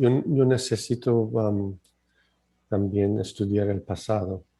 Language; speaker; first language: Spanish; non-native, learner; English